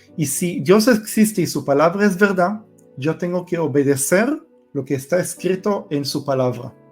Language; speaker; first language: Spanish; early bilingual, heritage; Hebrew